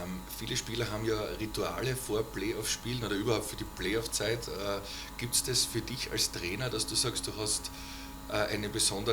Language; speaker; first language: German; native; German